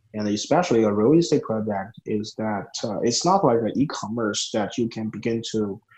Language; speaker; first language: English; non-native, fluent; Chinese